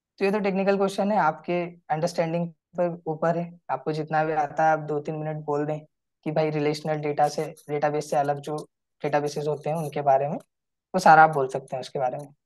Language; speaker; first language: Hindi; native; Hindi